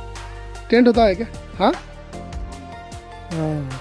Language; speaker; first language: Hindi; non-native, local second language; Bangla